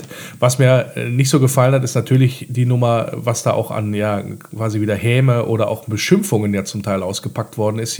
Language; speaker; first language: German; native; German